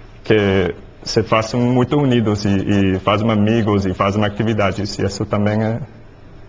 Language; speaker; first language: Portuguese; non-native, learner; English